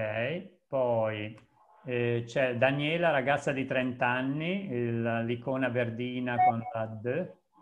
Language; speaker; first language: Italian; native; Italian